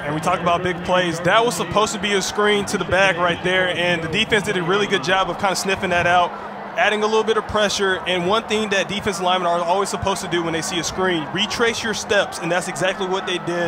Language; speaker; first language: English; native; English